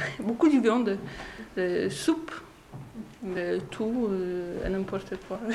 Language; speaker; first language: French; non-native, learner; Polish